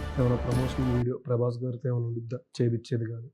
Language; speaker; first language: Telugu; native; Telugu